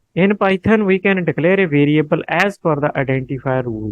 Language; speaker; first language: English; non-native, local second language; Punjabi